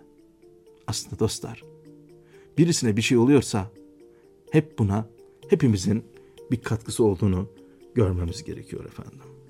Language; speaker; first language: Turkish; native; Turkish